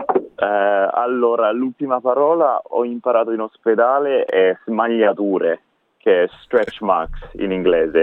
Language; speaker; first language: Italian; non-native, fluent; English